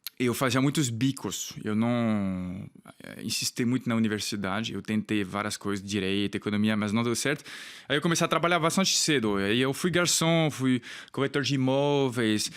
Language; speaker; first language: Portuguese; non-native, fluent; French